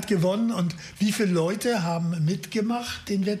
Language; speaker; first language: German; native; German